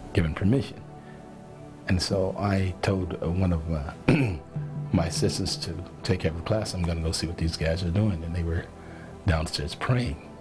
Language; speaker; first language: English; native; English